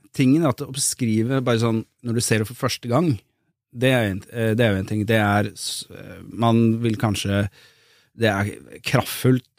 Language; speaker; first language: Norwegian; native; Norwegian